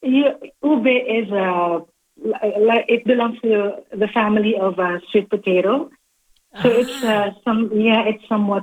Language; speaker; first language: English; non-native, local second language; Filipino